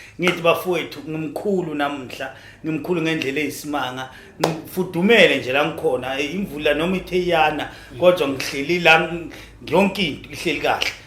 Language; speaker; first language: Zulu; native; Zulu